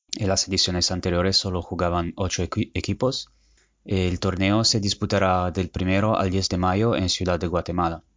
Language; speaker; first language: Spanish; non-native, fluent; Italian